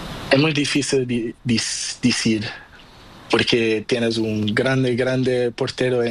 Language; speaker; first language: Spanish; non-native, learner; Portuguese